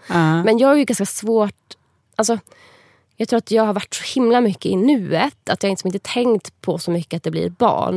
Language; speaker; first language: Swedish; native; Swedish